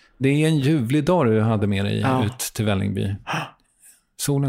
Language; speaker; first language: Swedish; native; Swedish